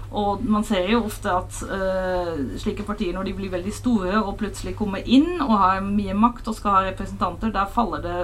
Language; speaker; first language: Norwegian; non-native, fluent; Dutch